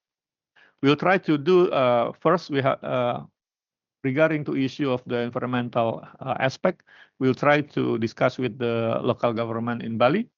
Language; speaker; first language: English; non-native, learner; Indonesian